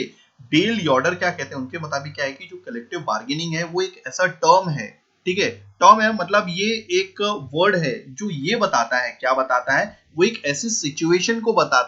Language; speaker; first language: Hindi; native; Hindi